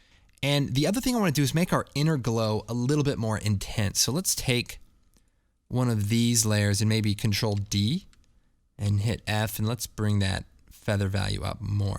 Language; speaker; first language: English; native; English